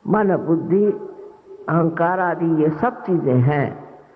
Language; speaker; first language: Hindi; non-native, local second language; Marathi